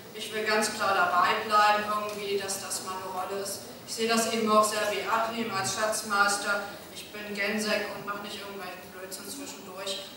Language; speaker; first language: German; native; German